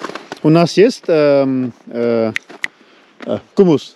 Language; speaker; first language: Russian; non-native, learner; Urdu